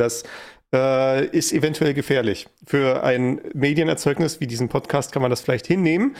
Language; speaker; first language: German; native; German